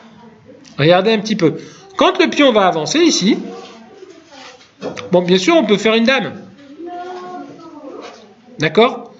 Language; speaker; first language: French; native; French